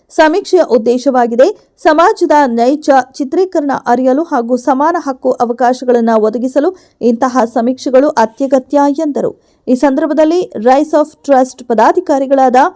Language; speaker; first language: Kannada; native; Kannada